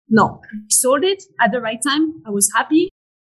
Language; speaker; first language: English; non-native, fluent; French